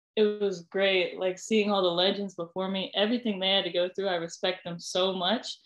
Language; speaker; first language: English; native; English